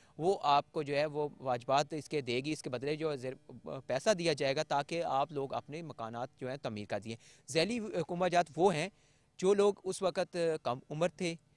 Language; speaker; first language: Urdu; non-native, local second language; Pahari-Potwari